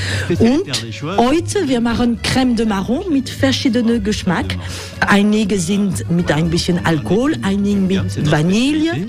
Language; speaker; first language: German; non-native, learner; French